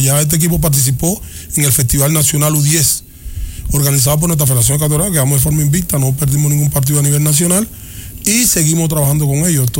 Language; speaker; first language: Spanish; native; Spanish